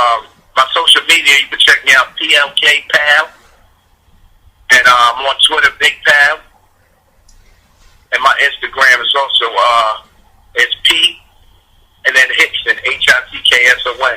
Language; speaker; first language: English; native; English